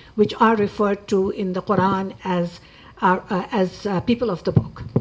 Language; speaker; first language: English; non-native, local second language; Urdu